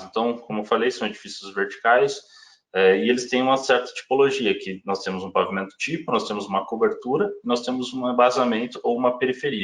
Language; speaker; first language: Portuguese; native; Portuguese